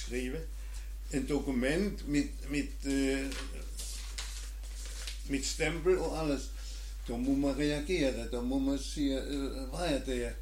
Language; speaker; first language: Danish; non-native, learner; German